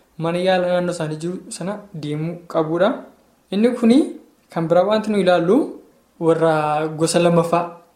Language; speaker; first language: Oromo; native; Oromo